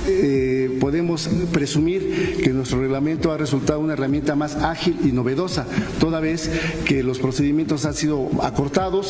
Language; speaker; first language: Spanish; native; Spanish